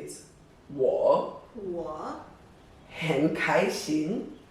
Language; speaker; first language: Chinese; non-native, learner; English